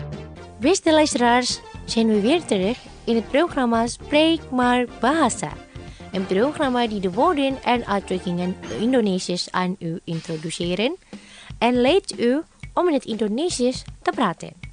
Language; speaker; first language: Dutch; non-native, fluent; Indonesian